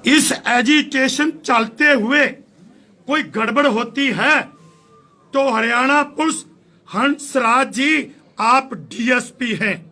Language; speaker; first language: Hindi; non-native, local second language; Punjabi